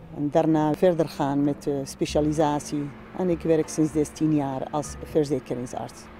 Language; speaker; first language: Dutch; non-native, fluent; Central Kurdish